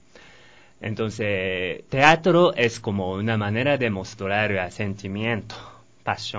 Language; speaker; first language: Spanish; non-native, learner; Japanese